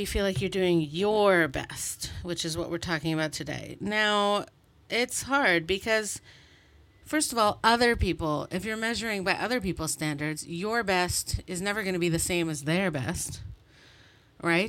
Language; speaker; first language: English; native; English